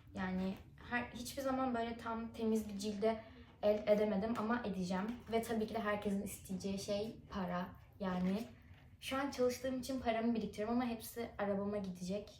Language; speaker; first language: Turkish; early bilingual, other home language; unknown